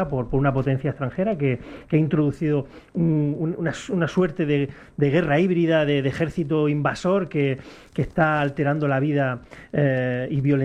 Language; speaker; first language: Spanish; native; Spanish